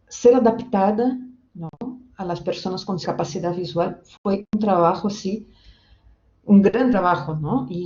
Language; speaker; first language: Spanish; non-native, fluent; Portuguese